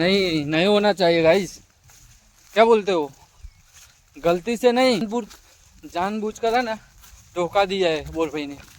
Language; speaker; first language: Hindi; non-native, local second language; Gujarati